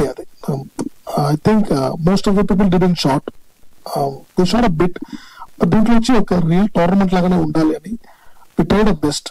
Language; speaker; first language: Telugu; non-native, learner; Tamil